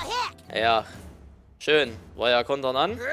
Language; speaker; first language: German; native; German